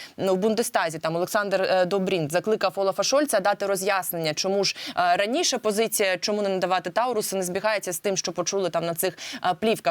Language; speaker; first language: Ukrainian; native; Ukrainian